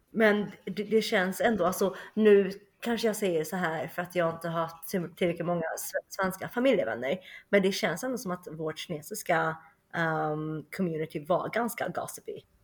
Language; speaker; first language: Swedish; early bilingual, other home language; Chinese